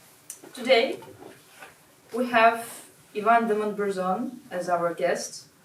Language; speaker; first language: English; non-native, learner; Russian